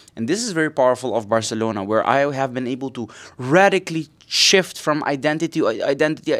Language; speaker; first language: English; non-native, fluent; Papiamento